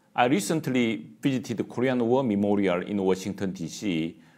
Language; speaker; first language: English; non-native, fluent; Korean